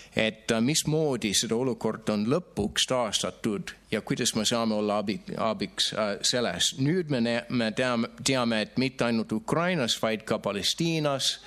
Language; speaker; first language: Estonian; non-native, fluent; English